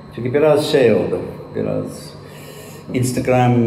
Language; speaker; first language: Turkish; non-native, fluent; Irish